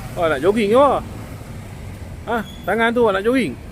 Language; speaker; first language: Malay; native; Malay